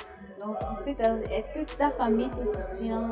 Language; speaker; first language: French; native; French